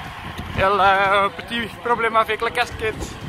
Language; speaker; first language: French; non-native, local second language; Dutch